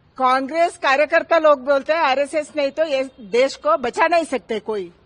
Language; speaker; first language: Hindi; non-native, local second language; Kannada